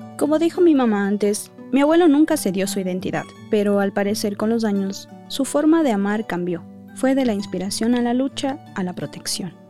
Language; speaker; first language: Spanish; native; Spanish